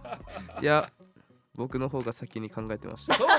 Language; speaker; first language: Japanese; native; Japanese